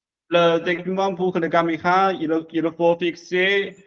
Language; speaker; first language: French; non-native, learner; Chinese